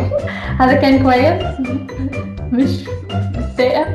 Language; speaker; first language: Arabic; non-native, fluent; English